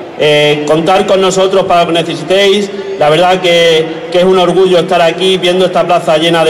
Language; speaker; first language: Spanish; native; Spanish